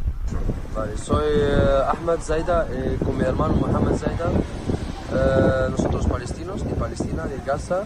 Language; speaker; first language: Spanish; non-native, learner; Arabic